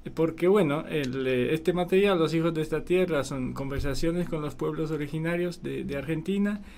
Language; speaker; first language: Spanish; non-native, fluent; Polish